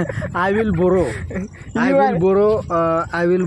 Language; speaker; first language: English; non-native, learner; Hindi